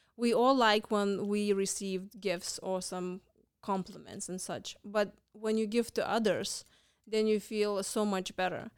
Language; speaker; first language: English; non-native, fluent; Lithuanian